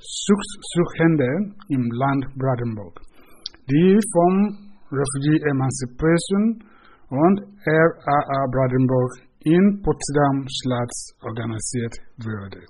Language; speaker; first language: German; non-native, fluent; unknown